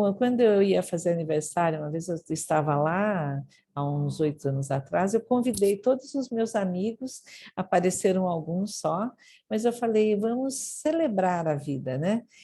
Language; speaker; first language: Portuguese; early bilingual, other home language; Japanese